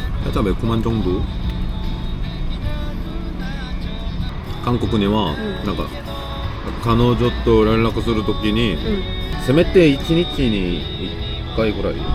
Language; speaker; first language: Japanese; non-native, fluent; Korean